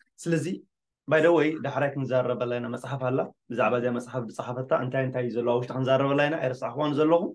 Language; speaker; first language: Tigrinya; native; Tigrinya